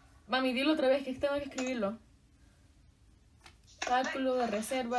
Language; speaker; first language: Spanish; early bilingual, heritage; Spanish